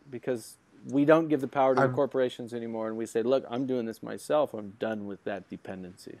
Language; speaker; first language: English; native; English